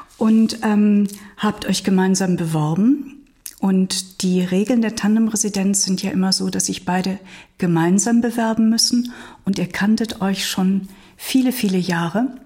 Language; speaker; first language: German; native; German